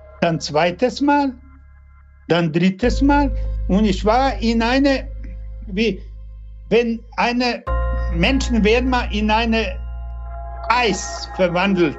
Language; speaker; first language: German; non-native, learner; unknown